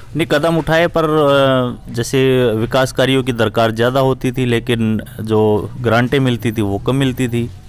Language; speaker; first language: Hindi; native; Hindi